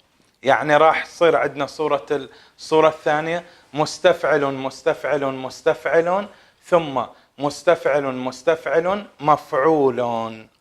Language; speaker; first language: Arabic; native; Arabic